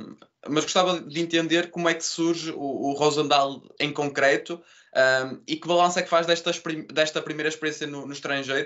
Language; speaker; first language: Portuguese; native; Portuguese